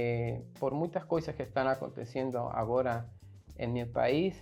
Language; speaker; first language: Portuguese; non-native, learner; Spanish